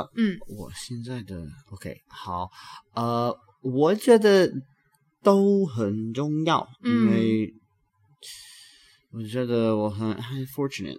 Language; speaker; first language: Chinese; non-native, learner; English